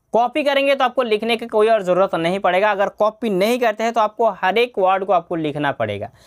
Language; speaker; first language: Hindi; non-native, local second language; Bangla